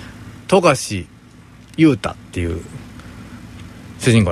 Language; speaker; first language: Japanese; native; Japanese